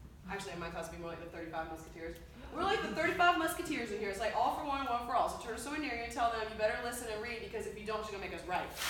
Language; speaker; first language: English; native; English